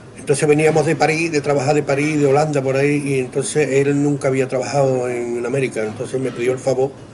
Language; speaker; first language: Spanish; native; Spanish